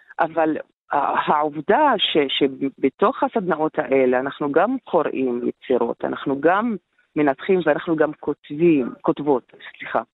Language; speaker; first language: Hebrew; non-native, local second language; Arabic